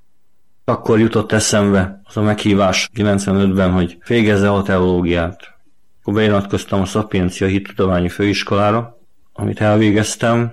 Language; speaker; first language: Hungarian; native; Hungarian